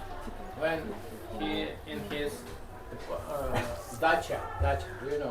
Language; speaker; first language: English; non-native, learner; Russian